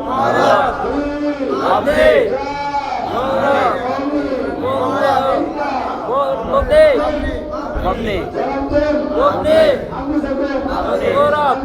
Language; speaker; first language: Arabic; non-native, learner; Bangla